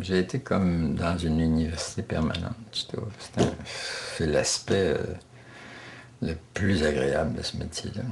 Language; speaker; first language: French; native; French